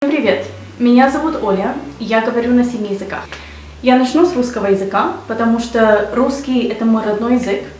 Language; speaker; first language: Russian; early bilingual, heritage; Russian